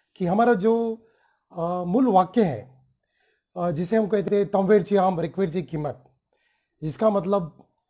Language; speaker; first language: Hindi; non-native, local second language; Marathi